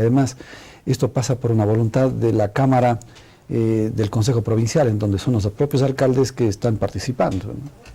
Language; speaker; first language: Spanish; native; Spanish